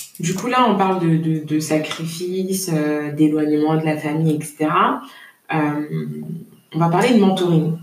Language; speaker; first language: French; native; French